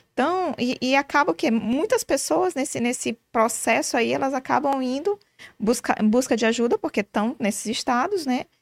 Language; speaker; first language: Portuguese; native; Portuguese